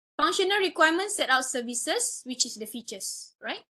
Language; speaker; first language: English; non-native, local second language; Malay